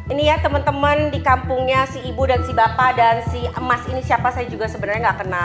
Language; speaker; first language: Indonesian; native; Indonesian